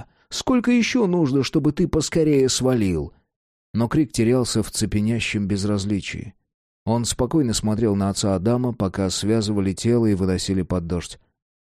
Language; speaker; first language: Russian; native; Russian